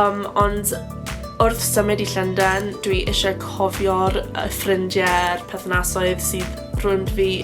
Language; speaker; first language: Welsh; non-native, local second language; English